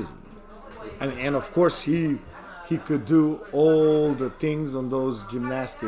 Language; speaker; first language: English; non-native, fluent; Serbian